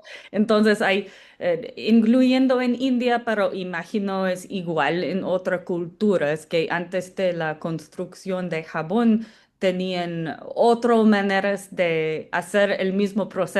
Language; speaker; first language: Spanish; non-native, fluent; English